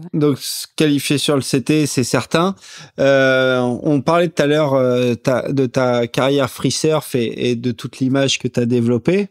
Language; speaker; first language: French; native; French